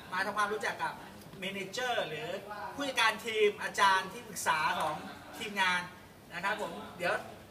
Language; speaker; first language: Thai; native; Thai